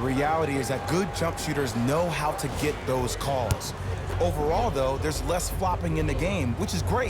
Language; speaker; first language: English; native; English